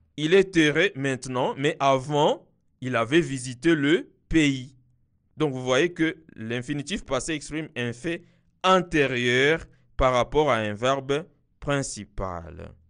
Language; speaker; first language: French; non-native, local second language; Kinyarwanda